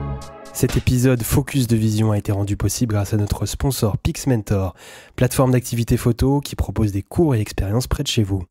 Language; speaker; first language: French; native; French